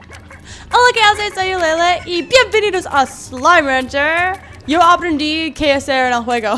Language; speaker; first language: Spanish; non-native, learner; English